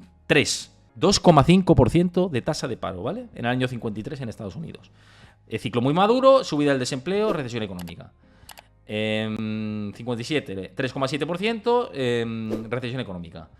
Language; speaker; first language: Spanish; native; Spanish